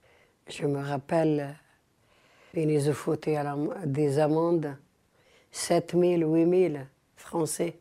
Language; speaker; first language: French; early bilingual, other home language; Arabic